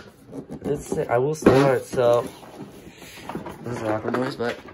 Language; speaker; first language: English; native; English